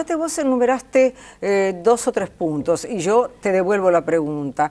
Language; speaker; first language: Spanish; native; Spanish